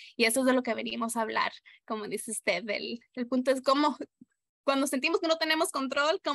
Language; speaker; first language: Spanish; early bilingual, heritage; Spanish